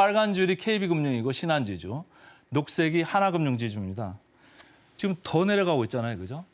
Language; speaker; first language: Korean; native; Korean